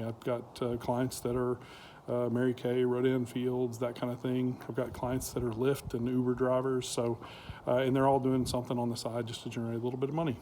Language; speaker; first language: English; native; English